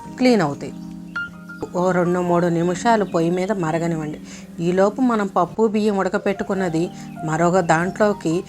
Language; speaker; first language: Telugu; native; Telugu